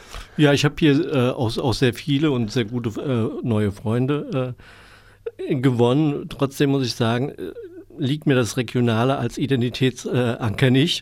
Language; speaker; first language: German; native; German